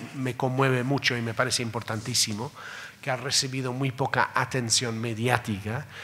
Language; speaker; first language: Spanish; non-native, fluent; English